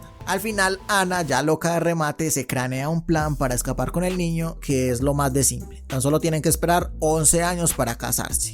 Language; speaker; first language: Spanish; native; Spanish